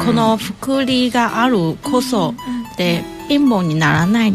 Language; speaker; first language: Japanese; non-native, fluent; Chinese